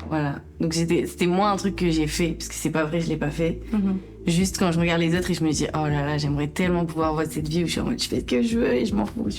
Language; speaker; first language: French; native; French